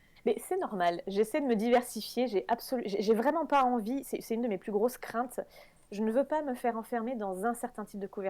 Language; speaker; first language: French; native; French